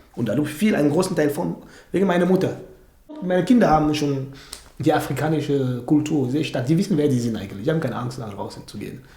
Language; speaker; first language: German; non-native, fluent; French